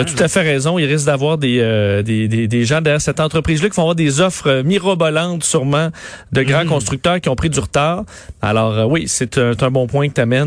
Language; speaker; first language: French; native; French